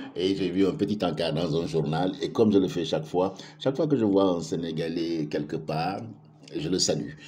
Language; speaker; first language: French; non-native, local second language; Wolof